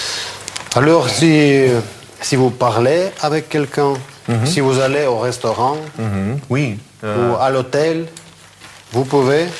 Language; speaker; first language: French; non-native, fluent; Russian